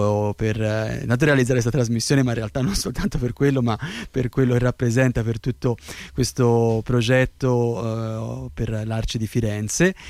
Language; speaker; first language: Italian; native; Italian